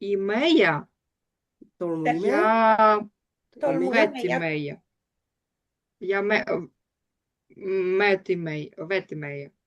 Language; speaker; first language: Estonian; non-native, learner; Russian